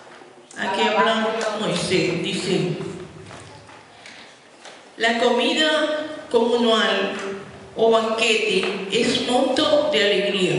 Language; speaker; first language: Spanish; native; Spanish